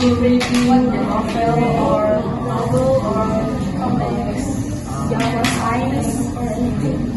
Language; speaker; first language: English; non-native, learner; Indonesian